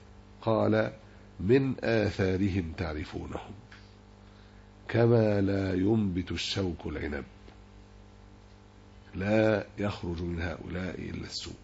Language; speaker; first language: Arabic; native; Arabic